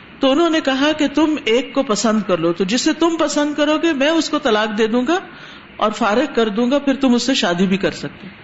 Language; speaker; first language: Urdu; non-native, local second language; Punjabi